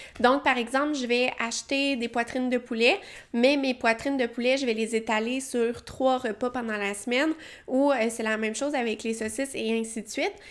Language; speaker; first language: French; native; French